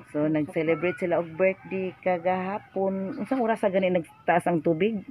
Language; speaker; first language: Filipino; non-native, local second language; Cebuano